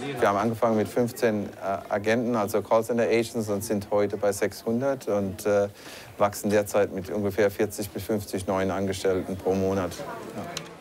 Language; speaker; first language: German; native; German